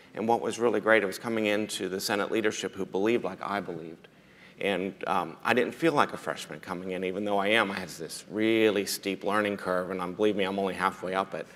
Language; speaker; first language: English; native; English